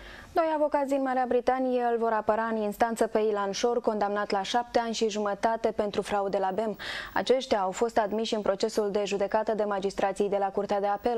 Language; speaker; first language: Romanian; native; Romanian